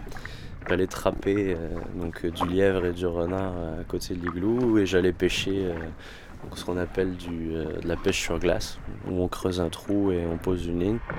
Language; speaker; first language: French; native; French